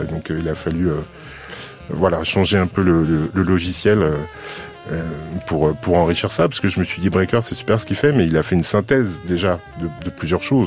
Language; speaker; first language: French; native; French